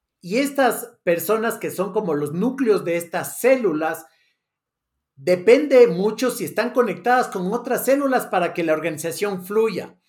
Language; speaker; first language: Spanish; native; Spanish